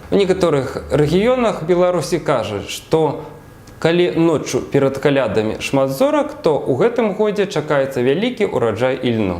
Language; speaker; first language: Belarusian; native; Belarusian